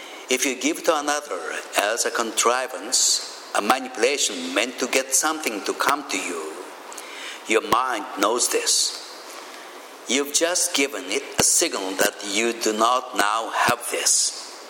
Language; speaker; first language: English; non-native, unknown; Japanese